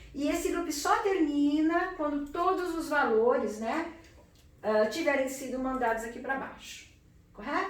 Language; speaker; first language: Portuguese; native; Portuguese